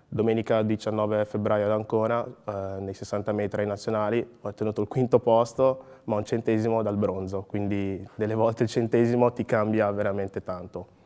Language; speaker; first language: Italian; early bilingual, other home language; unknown